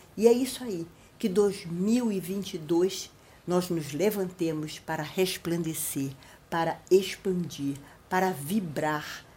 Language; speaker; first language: Portuguese; native; Portuguese